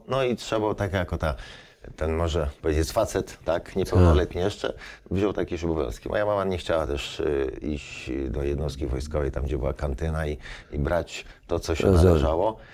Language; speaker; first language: Polish; native; Polish